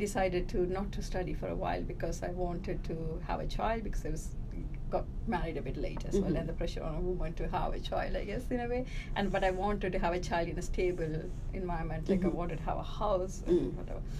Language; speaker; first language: English; early bilingual, other home language; Tamil